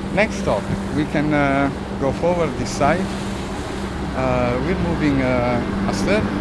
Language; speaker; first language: English; non-native, fluent; Spanish